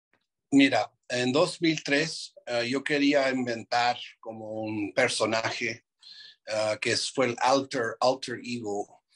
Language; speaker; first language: Spanish; non-native, fluent; English